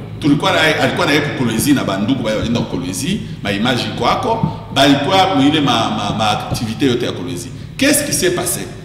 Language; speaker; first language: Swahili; native; Swahili